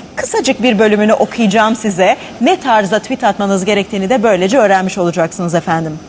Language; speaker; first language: Turkish; native; Turkish